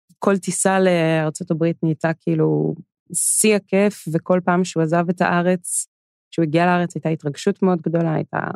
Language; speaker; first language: Hebrew; early bilingual, other home language; English